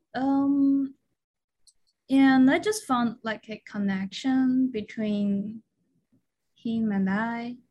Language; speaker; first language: English; non-native, fluent; Chinese